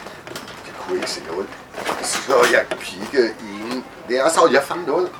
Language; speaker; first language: Danish; non-native, fluent; French